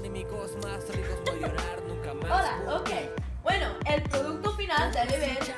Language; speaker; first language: Spanish; non-native, learner; English